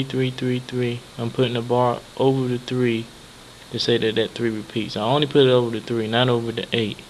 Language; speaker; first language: English; native; English